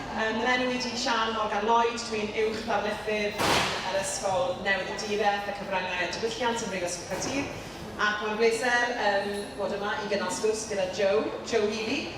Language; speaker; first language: Welsh; non-native, local second language; English